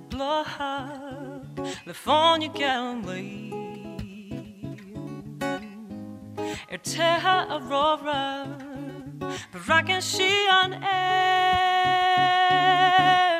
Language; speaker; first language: English; native; English